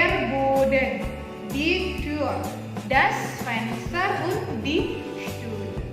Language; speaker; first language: German; non-native, fluent; Indonesian